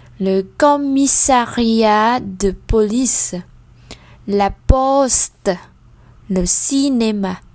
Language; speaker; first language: French; non-native, fluent; Vietnamese